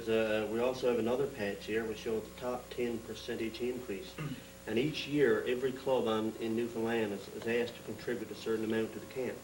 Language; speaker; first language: English; native; English